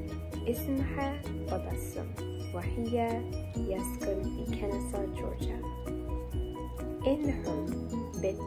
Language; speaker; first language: Arabic; non-native, learner; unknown